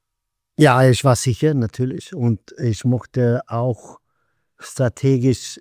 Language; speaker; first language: German; non-native, fluent; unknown